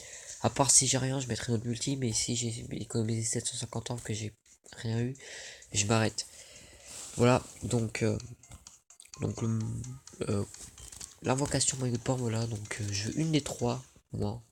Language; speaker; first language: French; native; French